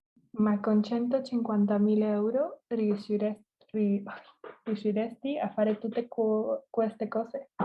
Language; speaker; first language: Italian; non-native, learner; Spanish